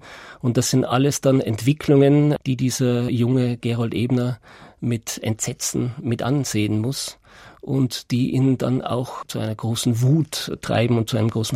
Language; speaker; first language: German; native; German